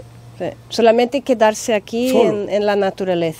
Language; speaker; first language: Spanish; non-native, fluent; Swedish